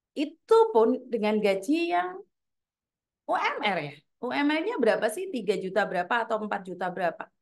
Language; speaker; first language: Indonesian; native; Indonesian